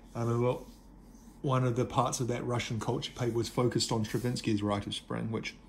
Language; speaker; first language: English; native; English